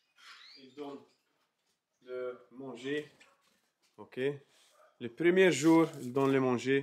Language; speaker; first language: French; non-native, fluent; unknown